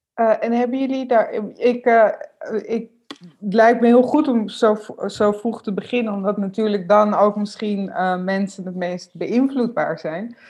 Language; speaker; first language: Dutch; native; Dutch